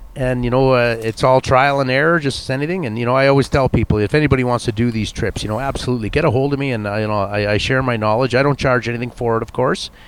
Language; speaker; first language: English; native; English